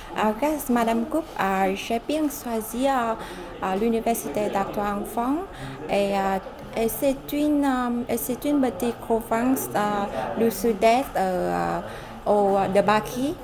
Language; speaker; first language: French; non-native, learner; Vietnamese